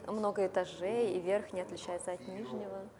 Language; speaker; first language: Russian; native; Russian